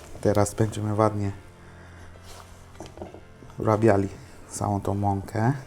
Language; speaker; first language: Polish; non-native, fluent; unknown